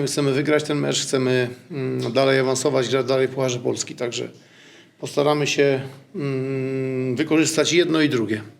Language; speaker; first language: Polish; native; Polish